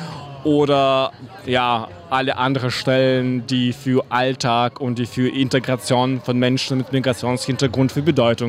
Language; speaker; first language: German; non-native, fluent; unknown